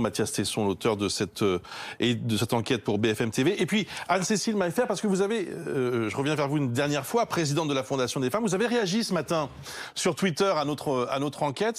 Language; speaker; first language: French; native; French